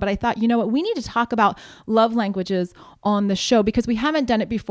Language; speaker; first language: English; native; English